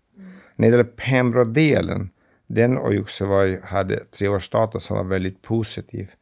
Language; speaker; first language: Swedish; non-native, fluent; Kurdish